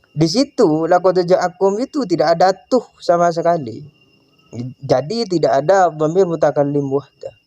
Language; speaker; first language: Indonesian; non-native, local second language; Madurese